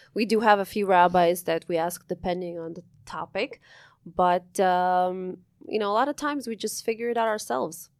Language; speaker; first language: English; early bilingual, other home language; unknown